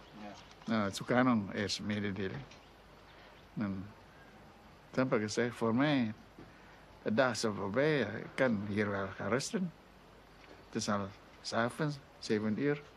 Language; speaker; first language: Dutch; non-native, local second language; Indonesian